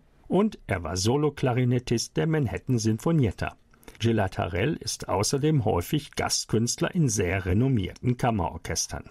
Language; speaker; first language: German; native; German